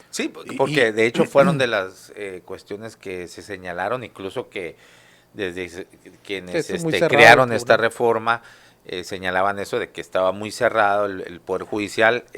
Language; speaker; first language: Spanish; native; Spanish